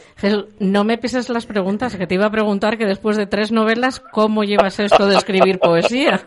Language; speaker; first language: Spanish; native; Spanish